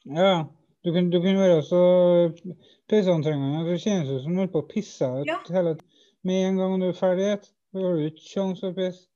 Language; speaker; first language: Norwegian; native; Norwegian